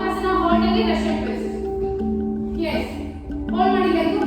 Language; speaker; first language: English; non-native, local second language; Kannada